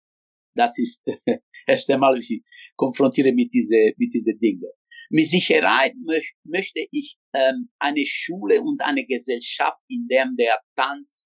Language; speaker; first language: German; non-native, fluent; Italian